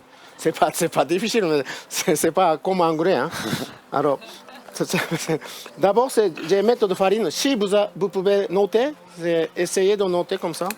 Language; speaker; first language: French; non-native, learner; Japanese